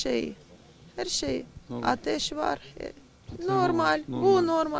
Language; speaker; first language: Turkish; non-native, learner; Russian